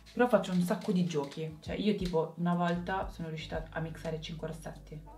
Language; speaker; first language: Italian; native; Italian